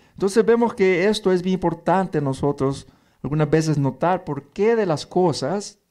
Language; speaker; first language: Spanish; early bilingual, heritage; Spanish